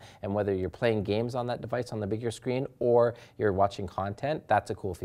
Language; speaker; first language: English; native; English